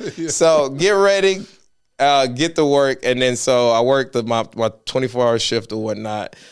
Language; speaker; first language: English; early bilingual, other home language; Spanish